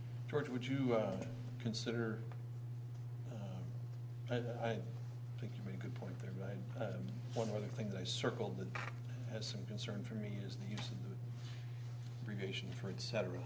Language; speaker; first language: English; native; English